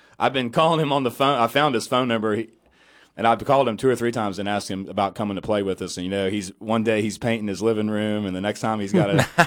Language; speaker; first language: English; native; English